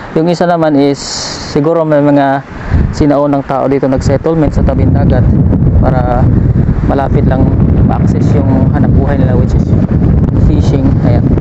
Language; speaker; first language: Filipino; non-native, local second language; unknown